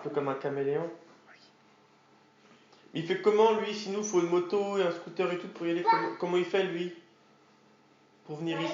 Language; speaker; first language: French; native; French